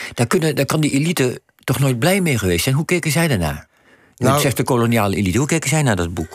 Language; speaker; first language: Dutch; native; Dutch